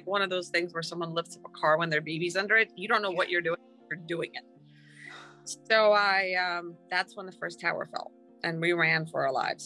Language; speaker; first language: English; non-native, fluent; Ukrainian